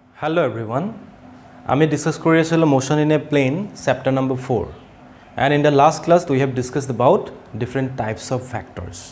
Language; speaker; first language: English; non-native, local second language; Assamese